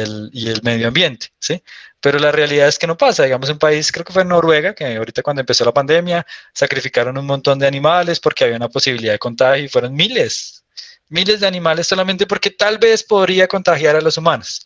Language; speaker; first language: Spanish; native; Spanish